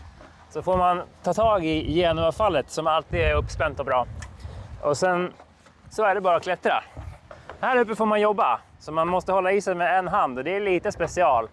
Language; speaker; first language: Swedish; native; Swedish